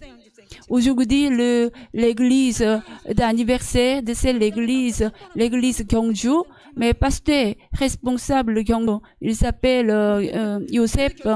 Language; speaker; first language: French; non-native, learner; Korean